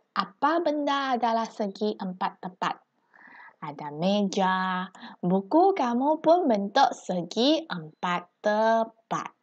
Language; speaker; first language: Malay; non-native, local second language; Chinese